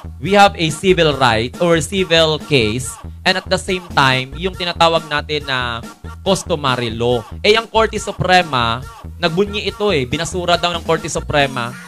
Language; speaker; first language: Filipino; non-native, local second language; Cebuano